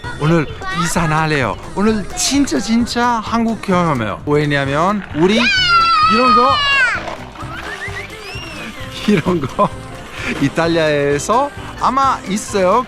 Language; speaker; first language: Korean; non-native, learner; Italian